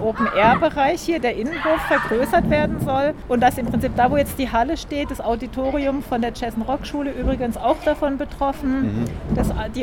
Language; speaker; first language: German; native; German